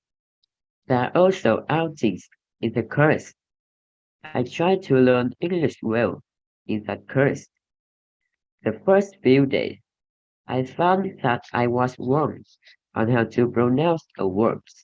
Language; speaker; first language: English; non-native, learner; Vietnamese